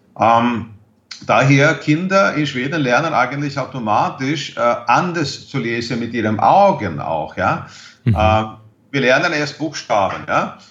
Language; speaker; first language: German; non-native, fluent; Swedish